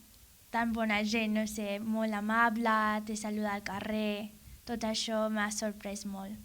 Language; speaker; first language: Catalan; non-native, learner; English